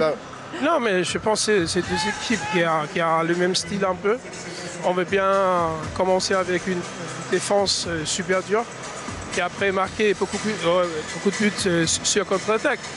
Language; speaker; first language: French; non-native, fluent; Danish